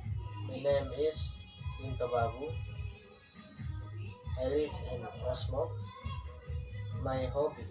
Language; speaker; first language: English; non-native, learner; Indonesian